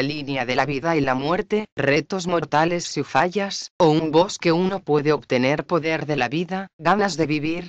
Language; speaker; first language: Spanish; native; Spanish